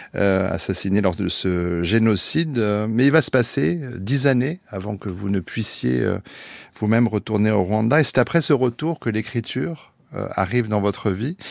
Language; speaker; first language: French; native; French